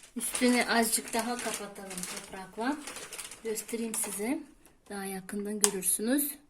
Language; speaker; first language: Turkish; non-native, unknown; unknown